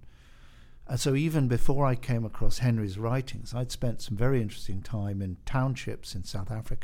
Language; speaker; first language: English; native; English